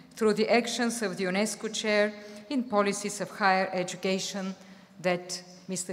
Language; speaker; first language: English; non-native, fluent; Bulgarian